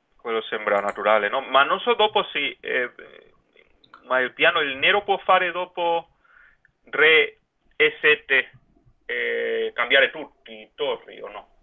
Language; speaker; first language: Italian; non-native, fluent; Spanish